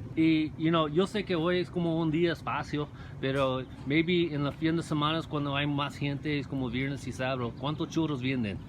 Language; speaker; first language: Spanish; non-native, learner; English